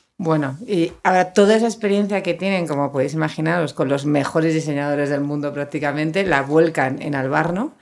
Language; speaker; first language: Spanish; native; Spanish